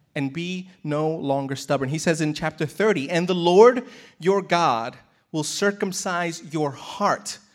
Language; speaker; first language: English; native; English